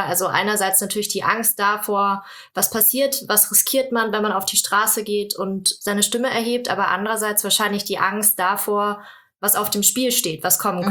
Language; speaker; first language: German; native; German